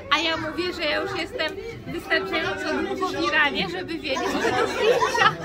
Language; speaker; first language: Polish; native; Polish